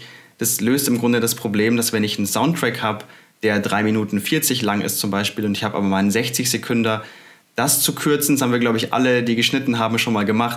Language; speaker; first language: German; native; German